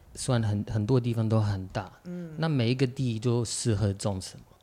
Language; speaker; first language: Chinese; non-native, fluent; Arabic